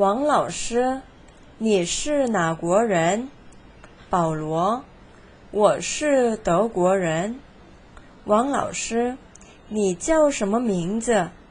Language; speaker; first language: Chinese; non-native, fluent; Korean